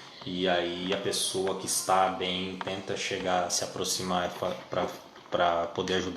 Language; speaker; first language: Portuguese; native; Portuguese